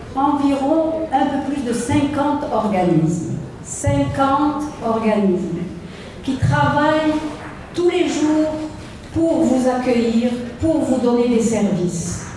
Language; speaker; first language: French; non-native, fluent; Romanian